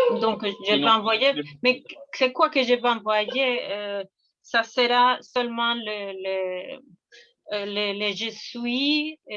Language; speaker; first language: French; non-native, fluent; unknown